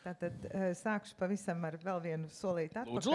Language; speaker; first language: Latvian; native; Latvian